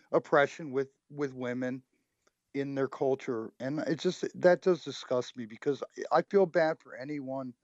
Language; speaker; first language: English; native; English